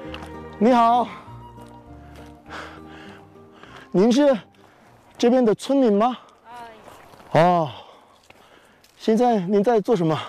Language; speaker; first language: Chinese; non-native, fluent; Korean